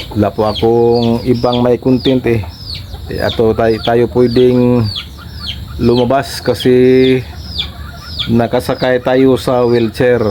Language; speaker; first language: Filipino; non-native, local second language; Cebuano